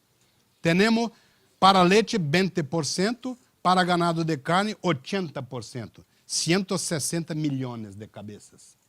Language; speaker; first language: Spanish; non-native, learner; Portuguese